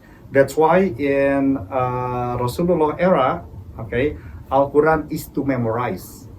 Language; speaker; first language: English; non-native, fluent; Indonesian